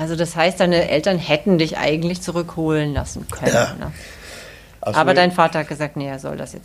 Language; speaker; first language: German; native; German